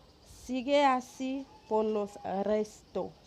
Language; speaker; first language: Spanish; non-native, fluent; Haitian Creole